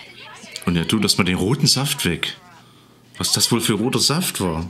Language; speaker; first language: German; native; German